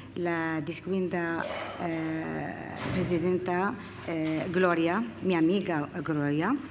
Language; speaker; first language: Spanish; non-native, learner; Arabic